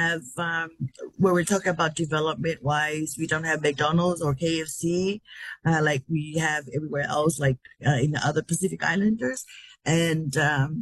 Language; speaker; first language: English; non-native, fluent; Tongan